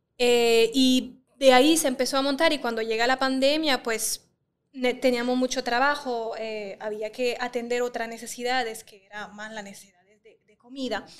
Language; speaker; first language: Spanish; non-native, fluent; French